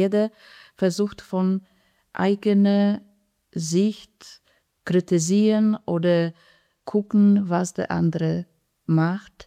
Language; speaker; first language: German; non-native, fluent; Polish